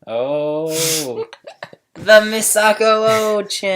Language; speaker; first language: English; native; English